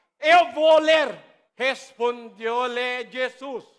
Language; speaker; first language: Portuguese; non-native, learner; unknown